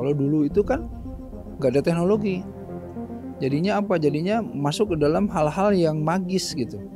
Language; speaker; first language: Indonesian; non-native, local second language; Sundanese